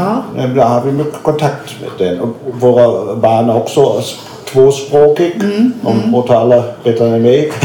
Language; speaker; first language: Swedish; non-native, learner; German